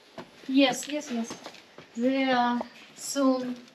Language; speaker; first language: English; non-native, learner; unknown